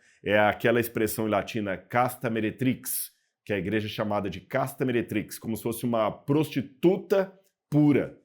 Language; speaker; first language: Portuguese; native; Portuguese